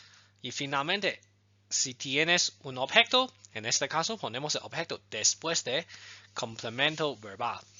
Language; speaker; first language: Spanish; non-native, fluent; Chinese